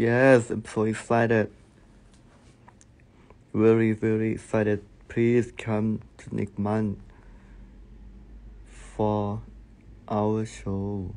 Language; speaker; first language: English; non-native, learner; Thai